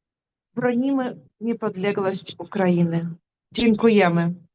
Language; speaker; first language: Polish; non-native, fluent; Ukrainian